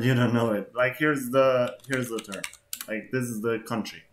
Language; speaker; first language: English; non-native, fluent; Albanian